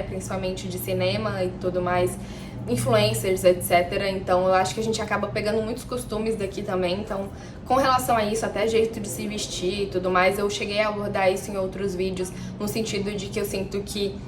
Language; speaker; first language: Portuguese; native; Portuguese